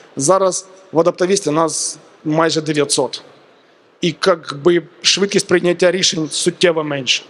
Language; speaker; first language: Ukrainian; non-native, local second language; Russian